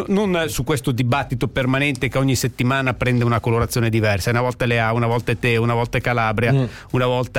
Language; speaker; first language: Italian; native; Italian